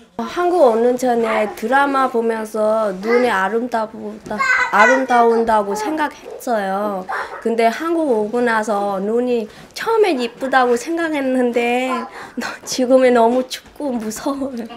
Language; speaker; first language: Korean; non-native, fluent; Vietnamese